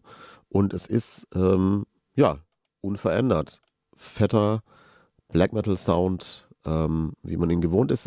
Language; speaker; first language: German; native; German